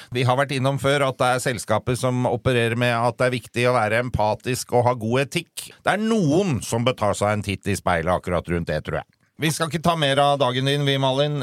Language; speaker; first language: Norwegian; native; Norwegian